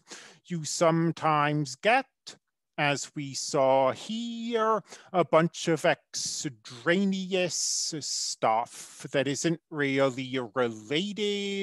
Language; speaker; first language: English; native; English